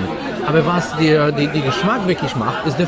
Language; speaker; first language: German; non-native, fluent; Polish